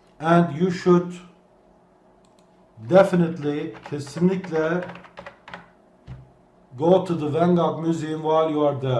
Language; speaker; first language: English; non-native, fluent; Turkish